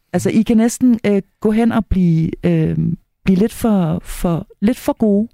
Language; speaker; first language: Danish; native; Danish